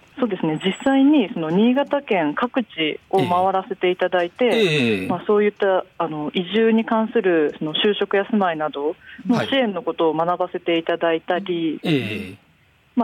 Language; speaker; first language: Japanese; native; Japanese